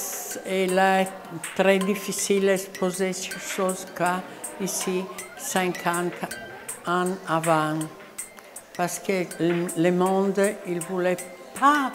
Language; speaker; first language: French; non-native, learner; Italian